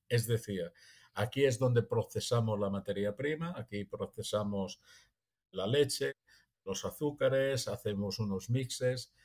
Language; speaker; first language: Spanish; non-native, fluent; Italian